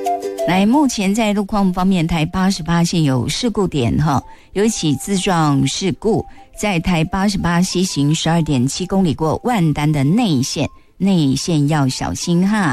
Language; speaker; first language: Chinese; native; Chinese